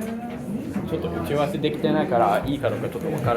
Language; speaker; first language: Japanese; non-native, fluent; English